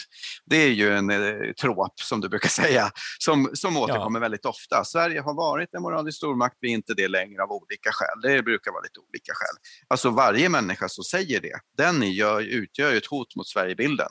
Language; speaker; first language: Swedish; native; Swedish